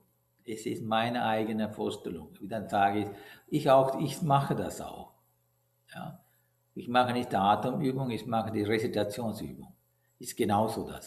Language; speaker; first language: German; non-native, learner; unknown